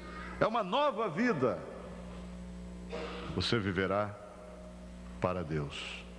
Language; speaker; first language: Portuguese; native; Portuguese